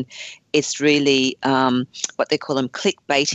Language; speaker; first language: English; native; English